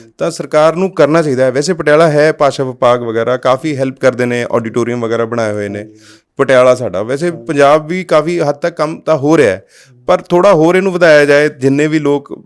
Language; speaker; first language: Punjabi; non-native, local second language; Hindi